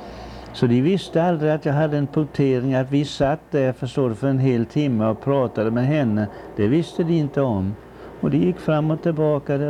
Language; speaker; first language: Swedish; early bilingual, heritage; Swedish